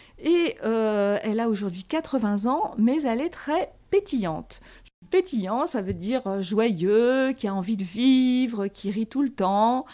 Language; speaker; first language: French; native; French